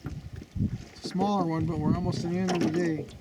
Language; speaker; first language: English; native; English